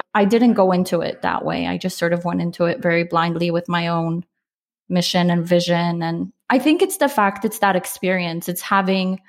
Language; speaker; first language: English; early bilingual, other home language; Polish